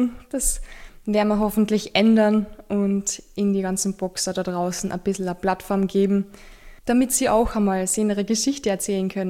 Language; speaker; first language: German; native; German